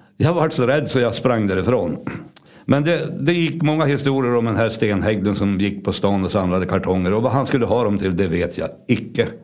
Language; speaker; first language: Swedish; native; Swedish